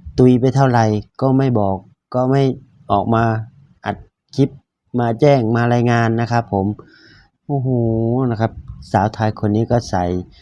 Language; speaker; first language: Thai; native; Thai